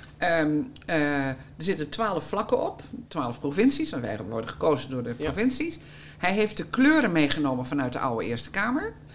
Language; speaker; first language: Dutch; native; Dutch